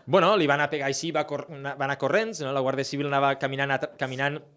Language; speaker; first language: Catalan; native; Catalan